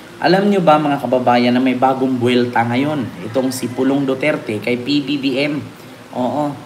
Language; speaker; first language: Filipino; non-native, local second language; Cebuano